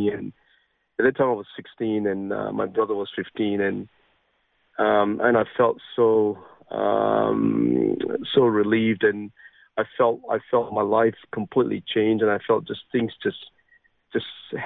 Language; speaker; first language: English; non-native, local second language; Min Nan Chinese